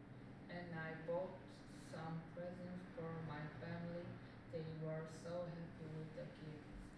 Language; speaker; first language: English; non-native, learner; Korean